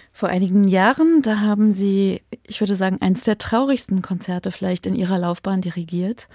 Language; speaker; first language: German; native; German